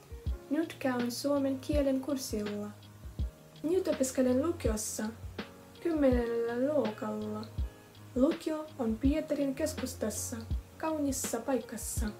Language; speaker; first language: Finnish; non-native, learner; Russian